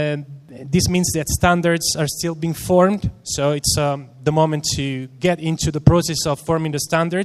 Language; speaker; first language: English; non-native, fluent; Italian